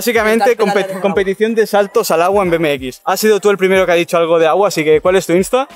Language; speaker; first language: Spanish; native; Spanish